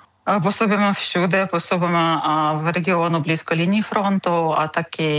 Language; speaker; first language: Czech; non-native, learner; Ukrainian